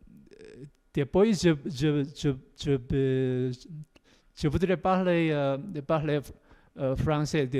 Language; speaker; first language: French; non-native, learner; Korean